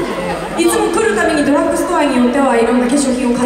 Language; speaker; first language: Japanese; native; Japanese